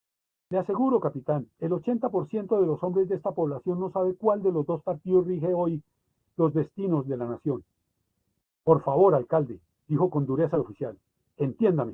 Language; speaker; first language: Spanish; native; Spanish